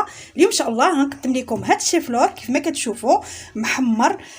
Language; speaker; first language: Arabic; native; Arabic